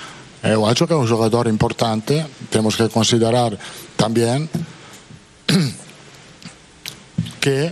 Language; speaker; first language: Portuguese; non-native, fluent; Italian